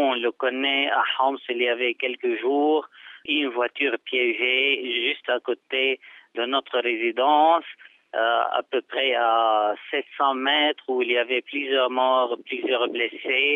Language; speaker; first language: French; non-native, fluent; Arabic